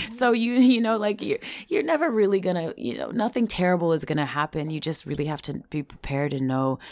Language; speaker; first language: English; early bilingual, other home language; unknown